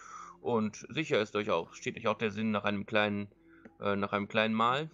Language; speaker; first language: German; native; German